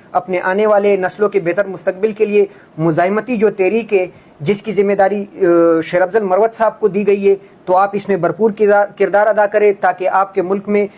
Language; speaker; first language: Urdu; non-native, local second language; Pashto